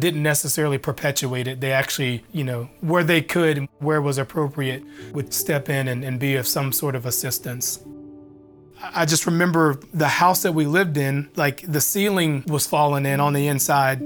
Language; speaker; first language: English; native; English